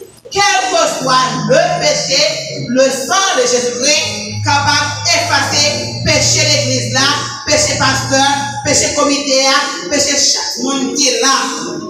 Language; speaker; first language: French; non-native, local second language; Haitian Creole